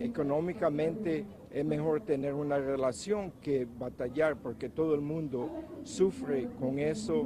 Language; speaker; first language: Spanish; non-native, local second language; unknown